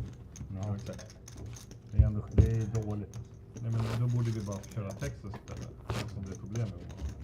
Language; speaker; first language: Swedish; native; Swedish